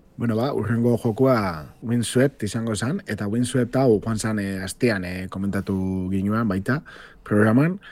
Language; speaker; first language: Basque; native; Basque